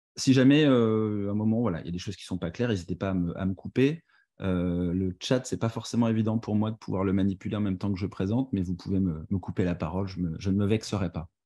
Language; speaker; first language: French; native; French